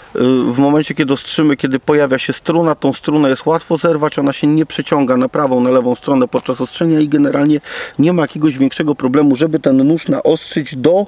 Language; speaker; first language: Polish; native; Polish